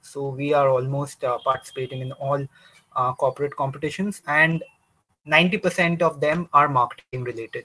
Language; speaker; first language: English; non-native, local second language; Bangla